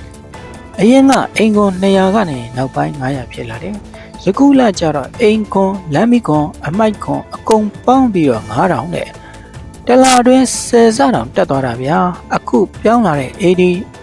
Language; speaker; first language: Burmese; native; Burmese